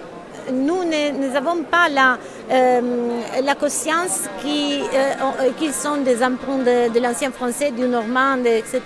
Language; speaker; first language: French; non-native, fluent; Italian